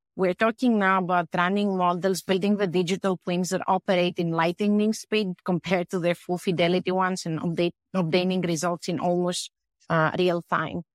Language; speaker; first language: English; non-native, fluent; Greek